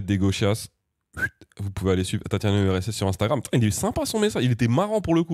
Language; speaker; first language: French; native; French